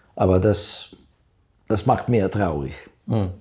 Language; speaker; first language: German; non-native, fluent; Ukrainian